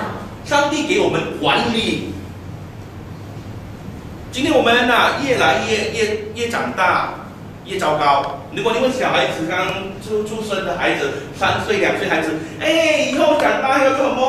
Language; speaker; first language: Chinese; native; Chinese